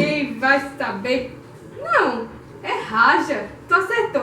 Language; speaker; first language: Portuguese; native; Portuguese